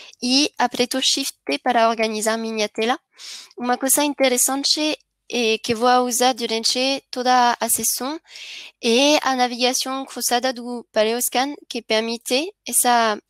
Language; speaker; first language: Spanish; non-native, learner; French